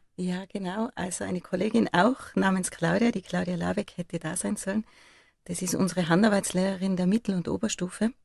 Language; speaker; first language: German; native; German